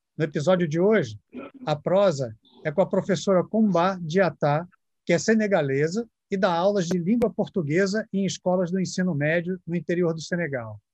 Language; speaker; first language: Portuguese; native; Portuguese